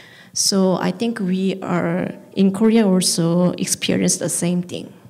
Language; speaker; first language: English; non-native, fluent; Korean